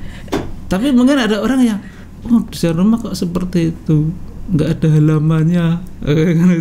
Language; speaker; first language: Indonesian; native; Indonesian